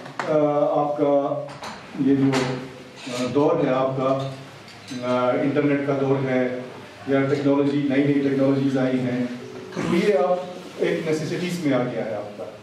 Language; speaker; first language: Hindi; non-native, local second language; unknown